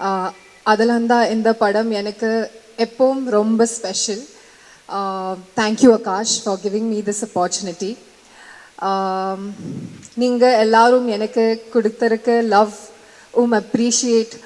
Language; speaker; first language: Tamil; non-native, learner; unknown